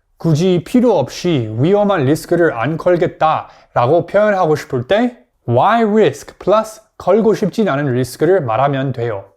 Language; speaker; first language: Korean; non-native, fluent; English